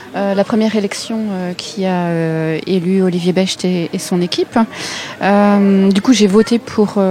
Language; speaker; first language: French; native; French